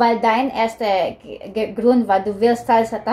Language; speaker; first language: German; non-native, learner; Filipino